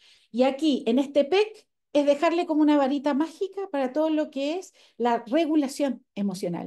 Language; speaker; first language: Spanish; native; Spanish